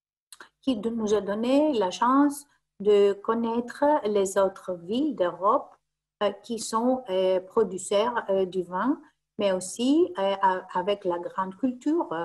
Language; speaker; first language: French; non-native, fluent; Greek